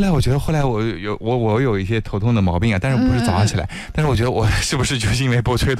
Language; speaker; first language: Chinese; native; Chinese